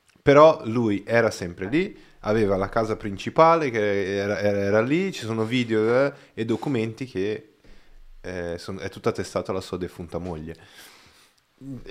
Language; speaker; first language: Italian; non-native, fluent; Portuguese